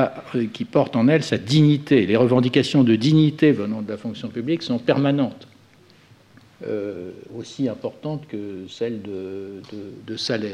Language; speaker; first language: French; native; French